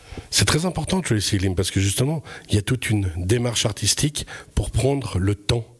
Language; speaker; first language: French; native; French